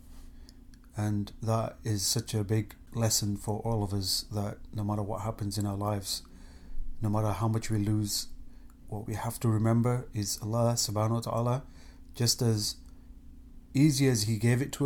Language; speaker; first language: English; native; English